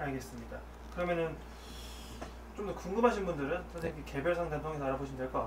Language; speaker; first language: Korean; native; Korean